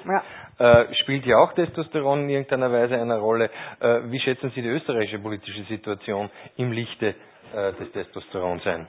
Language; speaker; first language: German; native; German